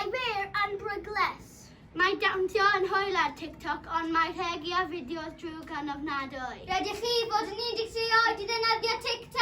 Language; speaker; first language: Welsh; non-native, local second language; English